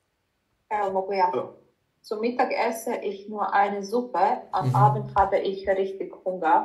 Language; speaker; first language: German; non-native, learner; Croatian